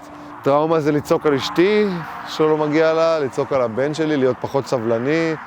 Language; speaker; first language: Hebrew; native; Hebrew